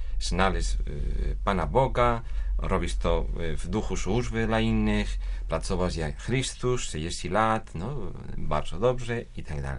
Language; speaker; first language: Polish; non-native, fluent; Spanish